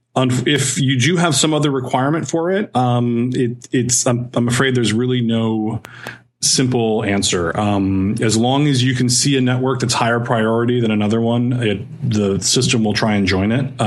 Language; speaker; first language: English; native; English